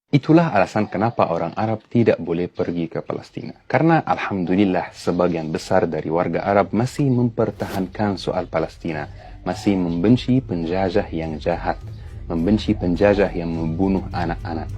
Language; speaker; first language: Indonesian; non-native, fluent; Arabic